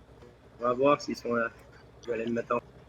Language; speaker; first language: French; native; French